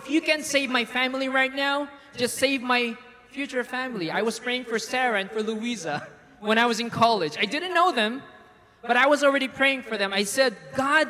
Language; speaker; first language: English; non-native, local second language; Filipino